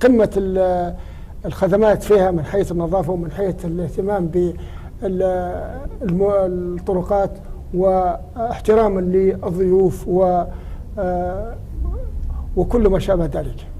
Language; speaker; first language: Arabic; native; Arabic